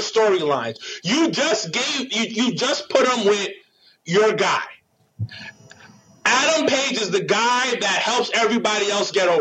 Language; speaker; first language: English; native; English